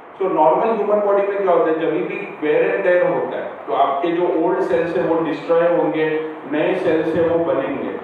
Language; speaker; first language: Hindi; non-native, local second language; Marathi